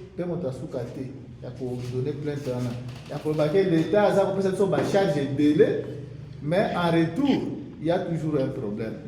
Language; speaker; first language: Lingala; native; Lingala